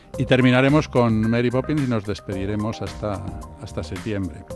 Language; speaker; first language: Spanish; native; Spanish